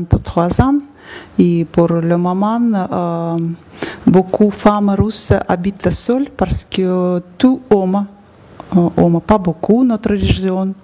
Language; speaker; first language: French; non-native, learner; Russian